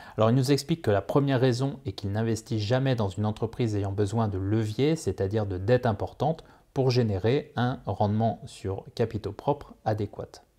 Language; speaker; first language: French; native; French